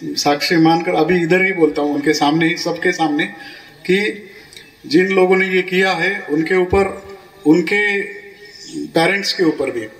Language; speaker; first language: Hindi; non-native, local second language; Marathi